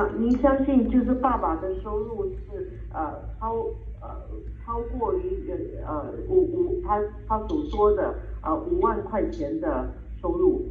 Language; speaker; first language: Chinese; native; Chinese